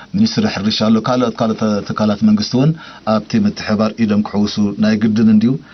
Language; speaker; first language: Tigrinya; native; Tigrinya